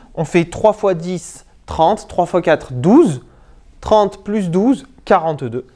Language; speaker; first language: French; native; French